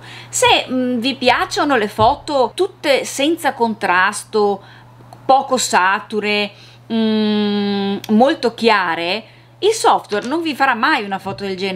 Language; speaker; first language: Italian; native; Italian